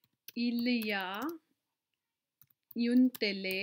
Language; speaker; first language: French; non-native, fluent; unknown